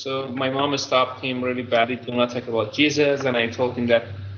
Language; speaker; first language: English; non-native, fluent; Persian